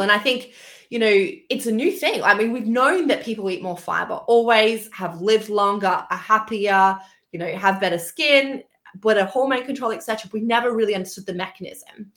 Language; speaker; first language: English; native; English